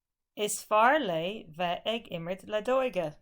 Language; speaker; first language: Irish; non-native, learner; English